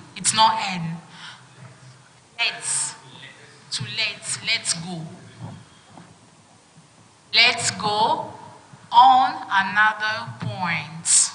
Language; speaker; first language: English; non-native, fluent; French